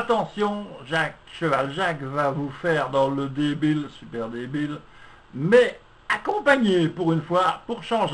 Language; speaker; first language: French; native; French